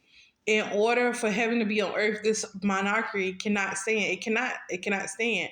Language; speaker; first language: English; native; English